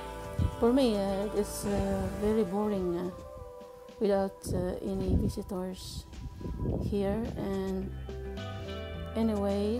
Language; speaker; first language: English; non-native, learner; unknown